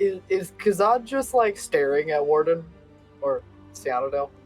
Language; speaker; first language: English; native; English